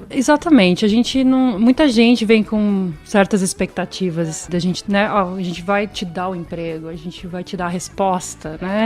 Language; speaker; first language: Portuguese; native; Portuguese